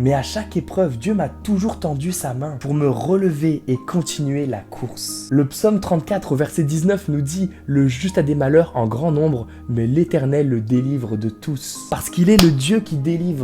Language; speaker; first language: French; native; French